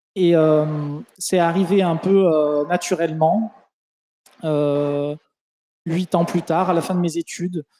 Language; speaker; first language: French; native; French